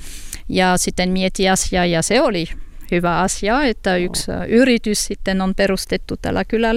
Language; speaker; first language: Finnish; non-native, learner; French